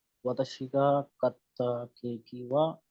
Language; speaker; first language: Japanese; non-native, learner; Bangla